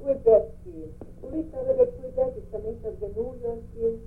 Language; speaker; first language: Finnish; early bilingual, heritage; English